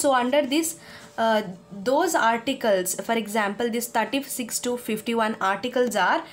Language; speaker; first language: English; non-native, local second language; Kannada